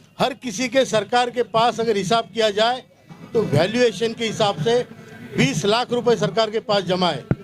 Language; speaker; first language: Hindi; non-native, local second language; Marathi